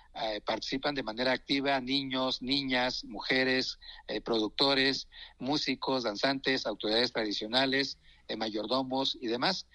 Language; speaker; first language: Spanish; non-native, local second language; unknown